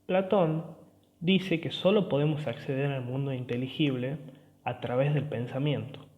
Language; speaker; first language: Spanish; native; Spanish